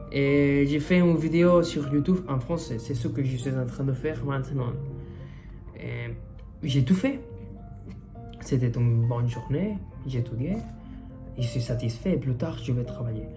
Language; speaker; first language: French; non-native, learner; Spanish